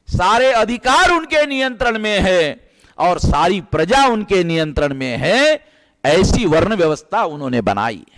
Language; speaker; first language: Hindi; non-native, local second language; Marathi